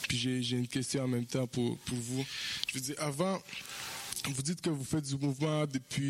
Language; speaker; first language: French; non-native, fluent; Romanian